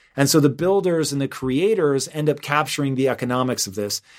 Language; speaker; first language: English; native; English